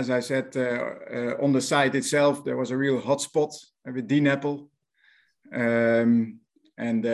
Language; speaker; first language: English; non-native, fluent; Dutch